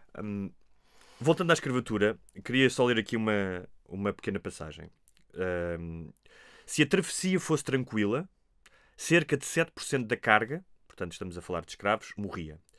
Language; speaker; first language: Portuguese; native; Portuguese